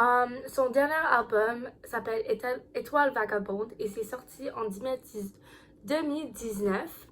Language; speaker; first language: French; non-native, learner; English